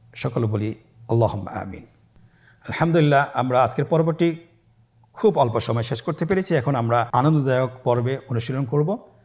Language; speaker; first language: Bangla; native; Bangla